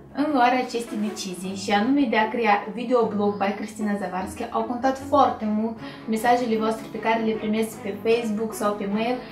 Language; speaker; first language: Romanian; non-native, fluent; Russian